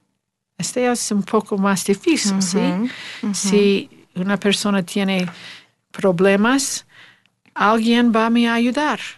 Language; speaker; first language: Spanish; non-native, learner; English